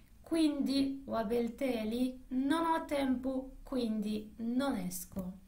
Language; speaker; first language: Italian; non-native, fluent; Arabic